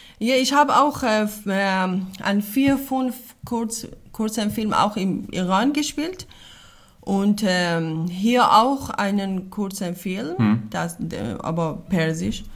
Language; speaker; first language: German; non-native, learner; Persian